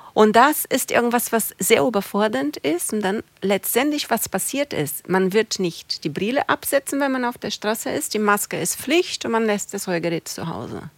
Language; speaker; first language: German; non-native, fluent; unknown